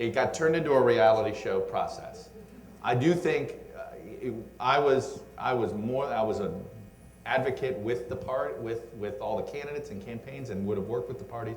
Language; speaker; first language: English; native; English